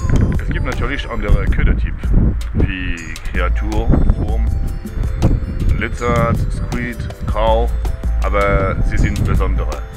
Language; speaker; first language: German; non-native, learner; French